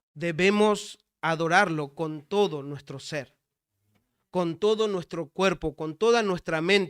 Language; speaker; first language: Spanish; native; Spanish